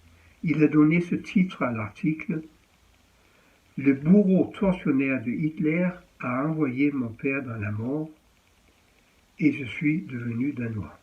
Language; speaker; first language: French; early bilingual, heritage; French